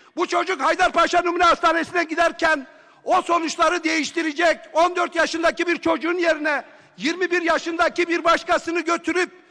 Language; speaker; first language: Turkish; native; Turkish